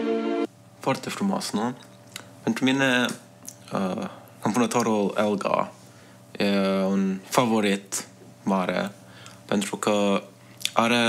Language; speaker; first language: Romanian; early bilingual, heritage; Romanian